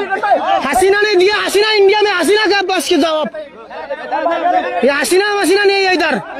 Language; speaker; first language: Hindi; non-native, learner; Bangla